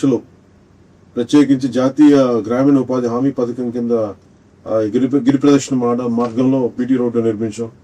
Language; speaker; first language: Telugu; native; Telugu